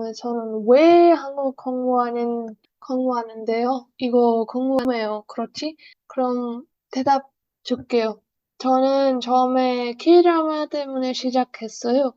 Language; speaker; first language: Korean; non-native, learner; Urdu